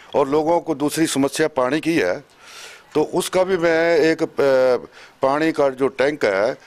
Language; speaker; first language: Hindi; native; Hindi